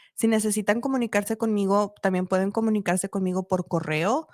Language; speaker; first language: Spanish; early bilingual, heritage; Spanish